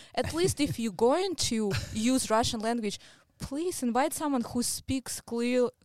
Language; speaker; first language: English; non-native, fluent; Russian